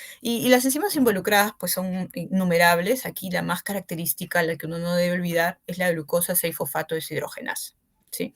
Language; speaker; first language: Spanish; native; Spanish